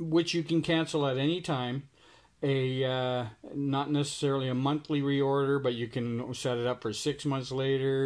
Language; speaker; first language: English; native; English